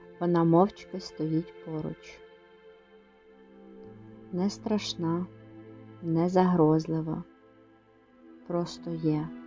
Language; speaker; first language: Ukrainian; native; Ukrainian